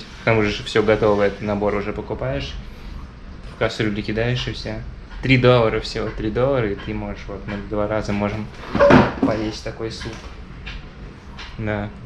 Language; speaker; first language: Russian; native; Russian